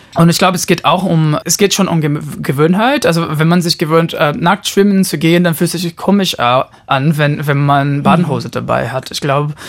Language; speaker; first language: German; non-native, fluent; Portuguese